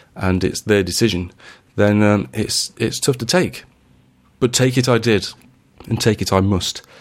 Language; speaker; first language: English; native; English